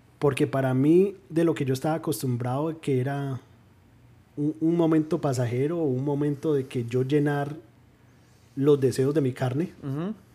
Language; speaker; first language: Spanish; early bilingual, heritage; Spanish